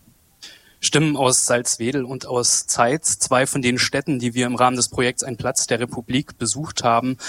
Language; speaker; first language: German; native; German